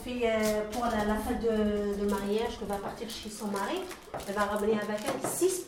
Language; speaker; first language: French; non-native, learner; Arabic